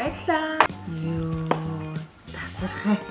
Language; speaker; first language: Mongolian; native; Mongolian